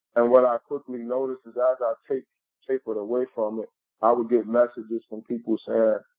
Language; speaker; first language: English; native; English